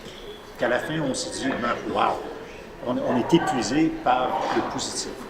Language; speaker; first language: French; native; French